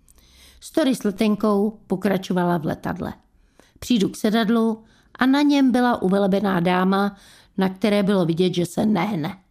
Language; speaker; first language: Czech; native; Czech